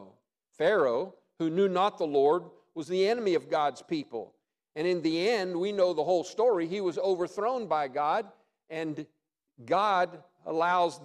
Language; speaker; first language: English; native; English